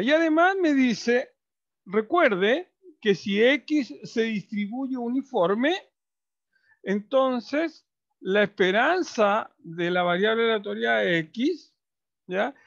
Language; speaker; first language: Spanish; native; Spanish